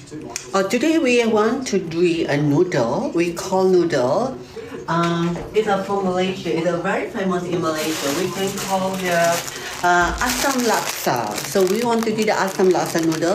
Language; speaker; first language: English; non-native, learner; Malay